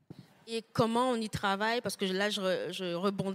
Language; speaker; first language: French; native; French